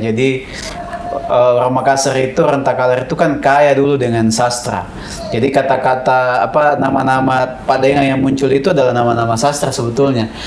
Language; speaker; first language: Indonesian; non-native, local second language; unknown